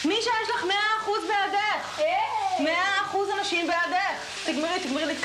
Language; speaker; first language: Hebrew; native; Hebrew